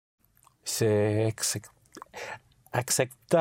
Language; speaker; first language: French; non-native, learner; English